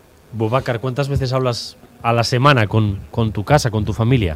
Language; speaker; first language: Spanish; native; Spanish